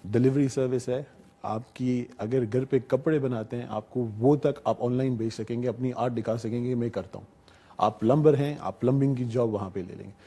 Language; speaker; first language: Urdu; native; Urdu